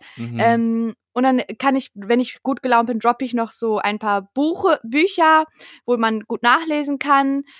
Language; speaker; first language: German; native; German